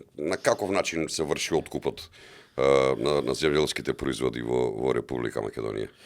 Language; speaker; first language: Macedonian; native; Macedonian